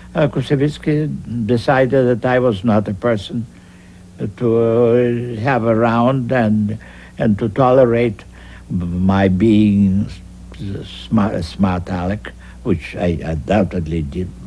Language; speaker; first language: English; non-native, fluent; Russian